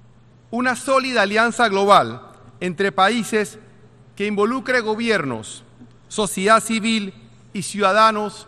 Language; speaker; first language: Spanish; native; Spanish